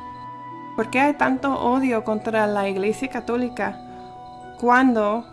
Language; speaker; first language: Spanish; early bilingual, heritage; Spanish